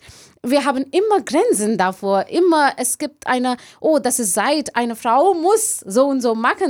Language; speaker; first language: German; non-native, learner; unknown